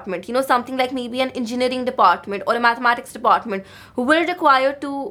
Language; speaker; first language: English; non-native, local second language; Hindi